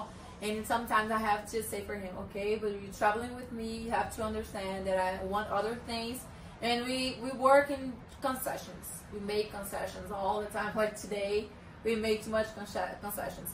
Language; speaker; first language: English; non-native, learner; Portuguese